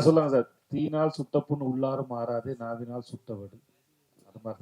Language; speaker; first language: Tamil; native; Tamil